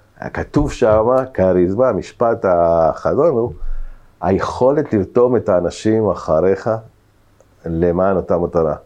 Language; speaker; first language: Hebrew; early bilingual, other home language; Spanish